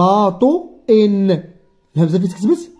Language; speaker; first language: Arabic; native; Arabic